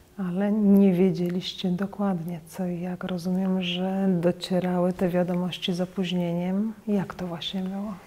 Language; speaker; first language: Polish; native; Polish